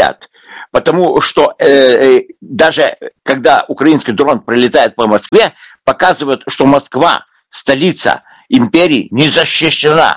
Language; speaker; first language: Russian; non-native, local second language; Lithuanian